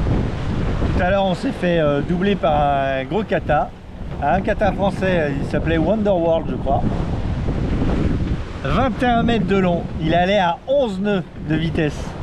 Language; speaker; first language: French; native; French